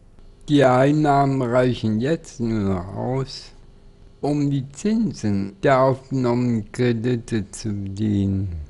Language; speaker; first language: German; native; German